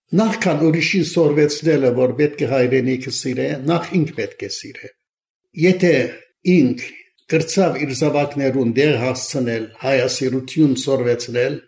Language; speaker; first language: Armenian; early bilingual, heritage; Armenian